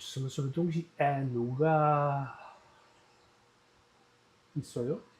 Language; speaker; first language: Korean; non-native, learner; Dutch